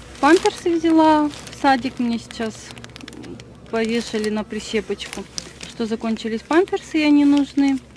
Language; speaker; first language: Russian; native; Russian